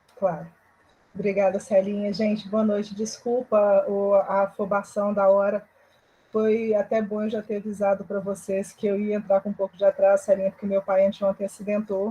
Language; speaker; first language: Portuguese; native; Portuguese